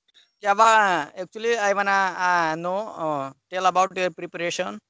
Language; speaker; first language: English; non-native, learner; Hindi